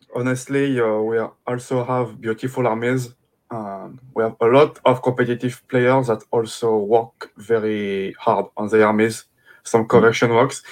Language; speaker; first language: English; non-native, fluent; French